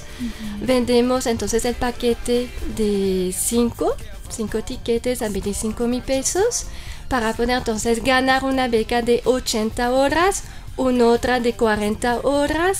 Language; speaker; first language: Spanish; non-native, fluent; French